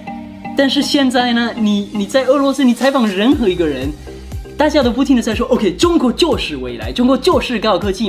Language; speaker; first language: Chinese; non-native, fluent; Russian